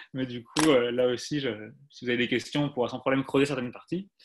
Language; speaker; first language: French; native; French